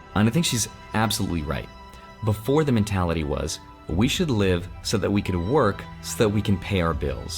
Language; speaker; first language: English; native; English